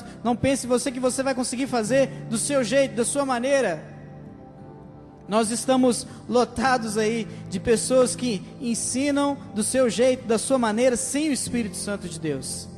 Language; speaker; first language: Portuguese; native; Portuguese